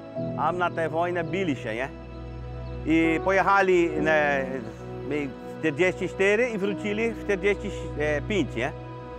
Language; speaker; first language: Polish; early bilingual, heritage; Polish